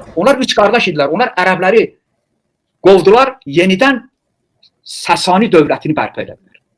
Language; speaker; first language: Azerbaijani; non-native, local second language; Talysh